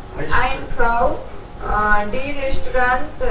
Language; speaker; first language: German; non-native, learner; Hindi